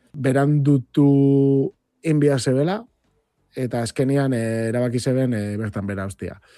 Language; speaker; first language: Basque; native; Basque